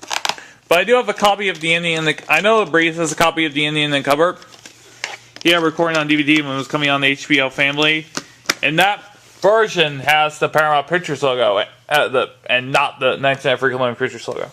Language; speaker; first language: English; native; English